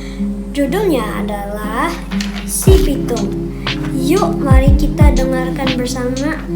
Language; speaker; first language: Indonesian; native; Indonesian